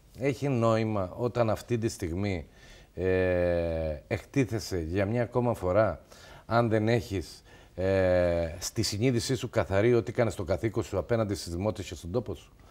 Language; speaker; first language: Greek; native; Greek